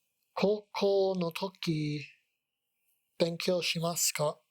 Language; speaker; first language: Japanese; non-native, learner; English